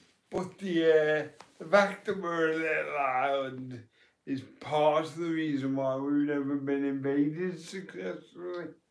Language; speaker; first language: English; native; English